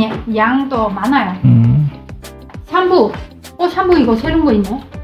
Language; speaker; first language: Korean; non-native, fluent; Vietnamese